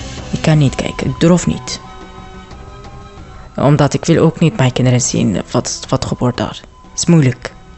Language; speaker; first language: Dutch; non-native, learner; Arabic